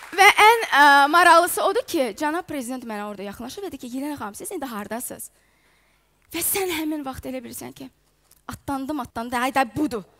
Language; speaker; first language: Azerbaijani; non-native, fluent; Ukrainian